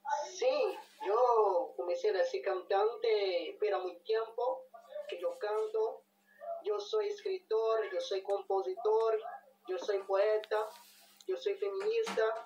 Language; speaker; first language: Spanish; non-native, learner; Portuguese